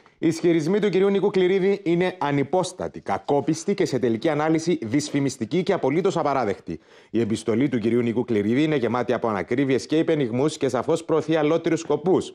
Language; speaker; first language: Greek; native; Greek